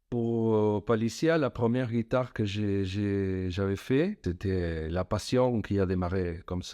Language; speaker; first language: French; non-native, fluent; Spanish